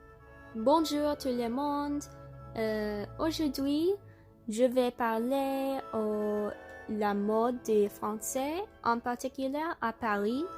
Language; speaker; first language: French; non-native, learner; English